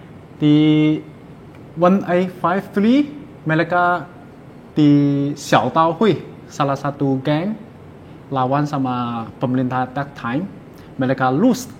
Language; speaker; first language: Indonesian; non-native, learner; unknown